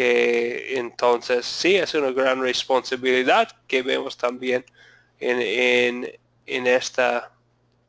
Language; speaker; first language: Spanish; non-native, fluent; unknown